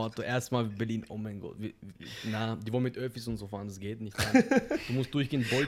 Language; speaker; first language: German; native; German